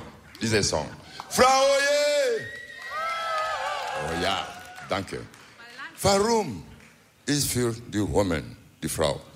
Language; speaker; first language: English; non-native, learner; German